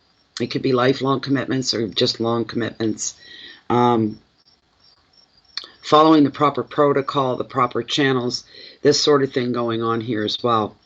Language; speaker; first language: English; native; English